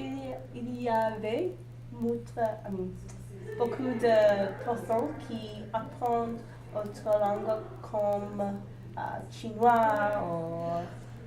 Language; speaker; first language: French; non-native, learner; English